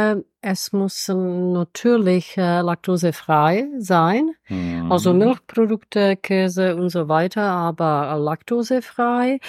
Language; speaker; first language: German; non-native, fluent; Czech